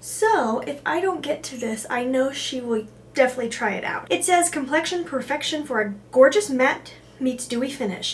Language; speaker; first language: English; native; English